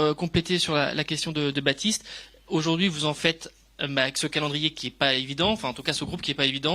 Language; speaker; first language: French; native; French